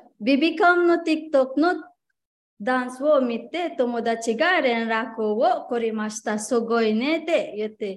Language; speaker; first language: Japanese; non-native, learner; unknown